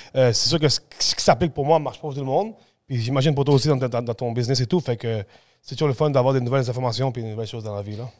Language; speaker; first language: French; early bilingual, other home language; Spanish